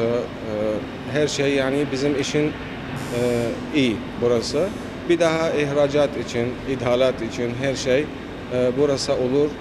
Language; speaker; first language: Turkish; non-native, learner; Arabic